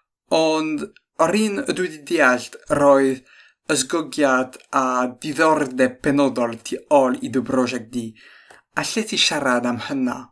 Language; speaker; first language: Welsh; non-native, fluent; French